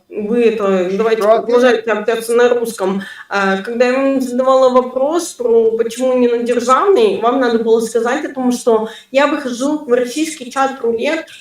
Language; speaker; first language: Russian; native; Russian